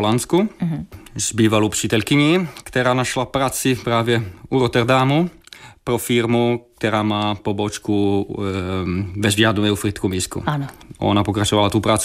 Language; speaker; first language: Czech; non-native, fluent; Italian